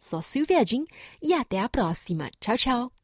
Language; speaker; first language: Portuguese; non-native, fluent; Chinese